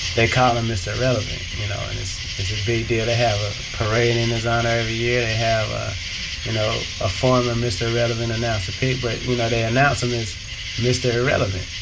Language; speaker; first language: English; native; English